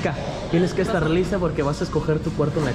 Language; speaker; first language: Spanish; native; Spanish